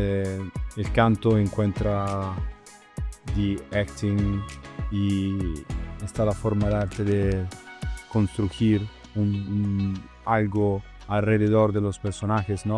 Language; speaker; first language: Spanish; non-native, learner; Italian